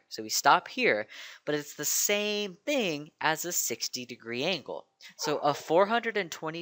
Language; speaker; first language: English; native; English